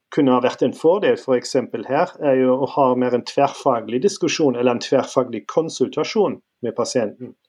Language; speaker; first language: Norwegian; non-native, fluent; German